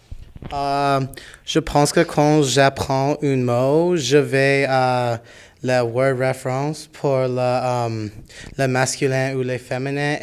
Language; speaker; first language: French; non-native, learner; English